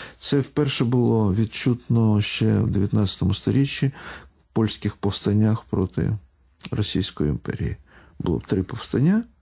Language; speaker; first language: Ukrainian; non-native, local second language; Russian